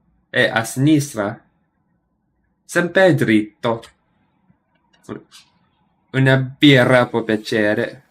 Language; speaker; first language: Italian; non-native, learner; English